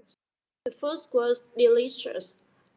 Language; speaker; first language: English; non-native, learner; Vietnamese